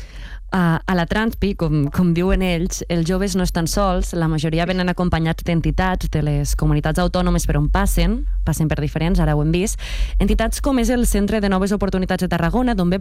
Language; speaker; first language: Catalan; native; Catalan